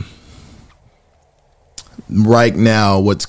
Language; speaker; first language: English; native; English